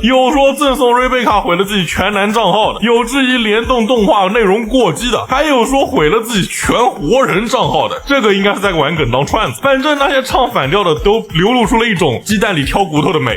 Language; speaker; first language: Chinese; native; Chinese